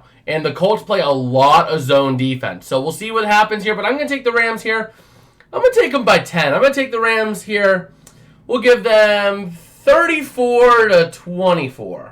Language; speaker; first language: English; native; English